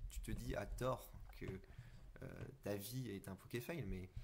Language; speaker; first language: French; native; French